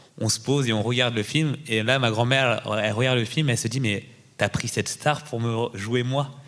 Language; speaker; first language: French; early bilingual, other home language; Tamil